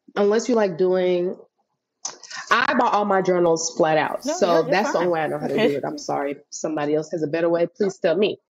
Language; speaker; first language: English; native; English